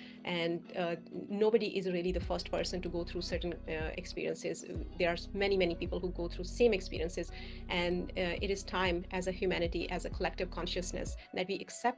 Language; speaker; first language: English; non-native, fluent; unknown